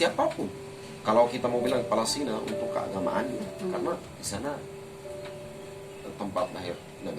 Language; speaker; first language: Indonesian; non-native, fluent; Arabic